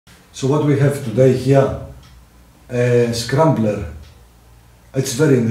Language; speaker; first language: English; non-native, learner; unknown